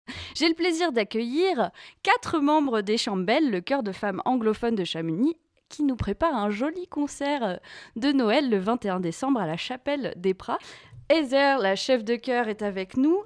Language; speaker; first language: French; native; French